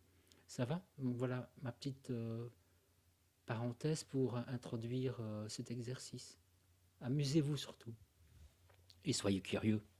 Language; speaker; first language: French; native; French